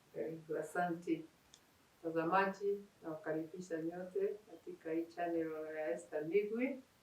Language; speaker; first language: Swahili; non-native, local second language; Kikuyu